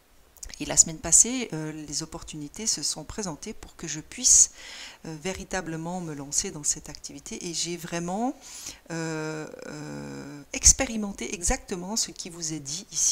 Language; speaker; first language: French; native; French